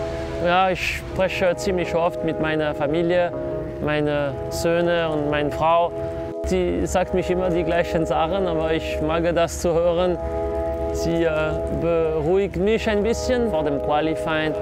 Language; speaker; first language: German; non-native, local second language; French